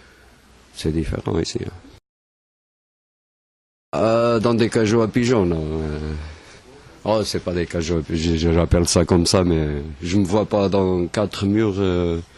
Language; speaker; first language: French; non-native, fluent; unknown